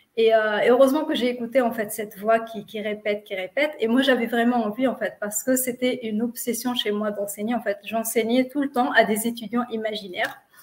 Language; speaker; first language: French; non-native, local second language; Arabic